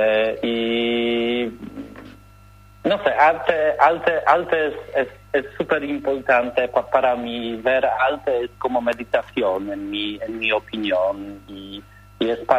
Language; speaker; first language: Spanish; non-native, learner; Polish